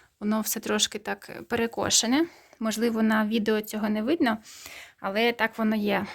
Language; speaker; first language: Ukrainian; native; Ukrainian